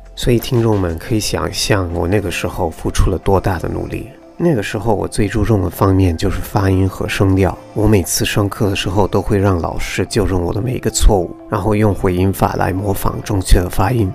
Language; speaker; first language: Chinese; non-native, fluent; English